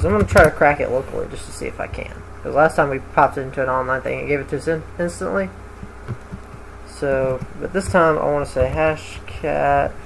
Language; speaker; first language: English; native; English